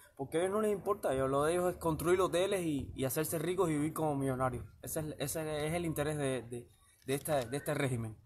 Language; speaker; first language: Spanish; native; Spanish